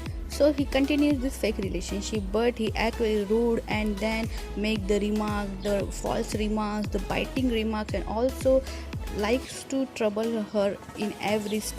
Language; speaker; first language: English; non-native, fluent; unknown